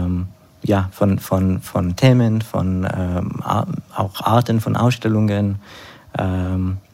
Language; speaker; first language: German; non-native, fluent; Hebrew